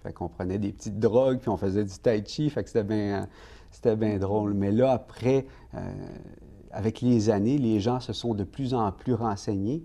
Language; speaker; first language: French; native; French